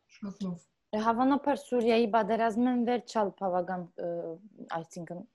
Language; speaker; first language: Armenian; early bilingual, heritage; Armenian